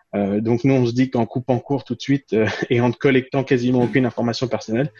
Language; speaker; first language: French; native; French